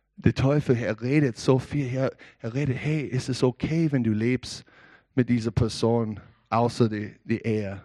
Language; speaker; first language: German; non-native, learner; English